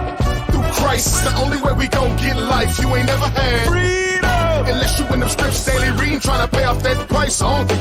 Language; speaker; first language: English; native; English